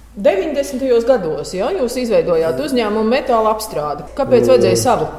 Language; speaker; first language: Latvian; native; Latvian